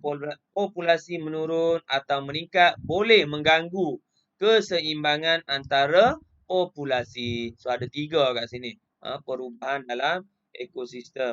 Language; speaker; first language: Malay; native; Malay